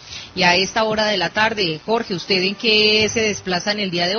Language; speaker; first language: Spanish; native; Spanish